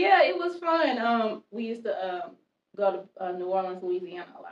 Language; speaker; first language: English; native; English